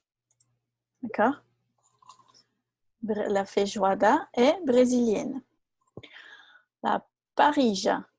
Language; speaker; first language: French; non-native, fluent; Portuguese